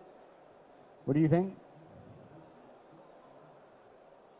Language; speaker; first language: English; native; English